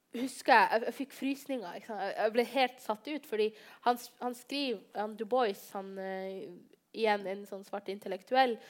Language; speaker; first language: Norwegian; early bilingual, other home language; Somali